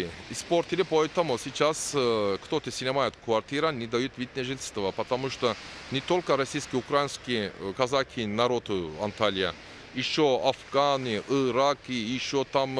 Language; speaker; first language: Russian; non-native, learner; Turkish